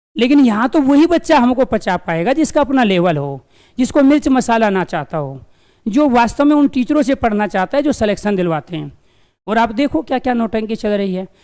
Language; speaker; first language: Hindi; native; Hindi